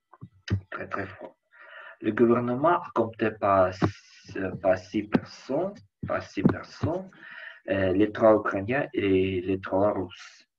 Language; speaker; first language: French; non-native, learner; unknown